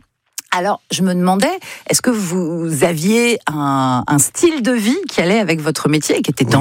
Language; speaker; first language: French; native; French